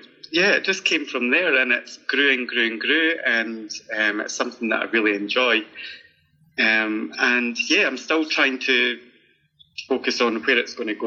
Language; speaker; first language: English; native; English